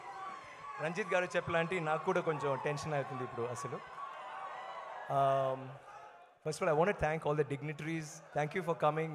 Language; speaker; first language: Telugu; non-native, learner; Tamil